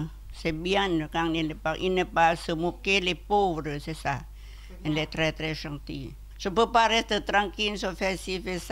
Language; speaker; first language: French; non-native, learner; Lao